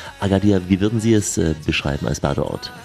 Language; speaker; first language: German; native; German